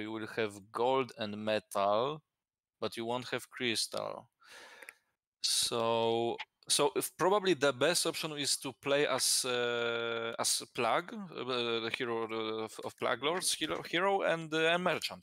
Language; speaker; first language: English; non-native, fluent; Polish